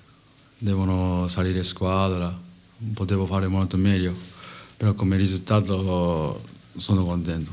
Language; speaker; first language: Italian; non-native, learner; Japanese